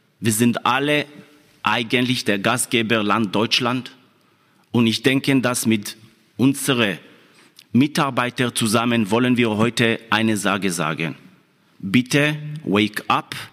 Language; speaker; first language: German; non-native, fluent; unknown